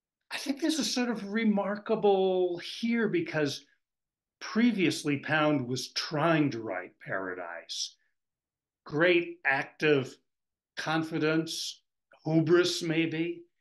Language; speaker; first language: English; native; English